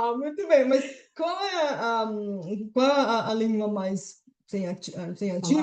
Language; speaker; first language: Portuguese; non-native, fluent; Bulgarian